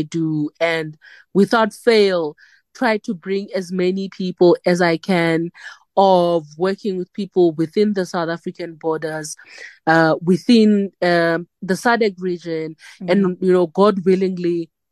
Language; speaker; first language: English; non-native, local second language; Northern Sotho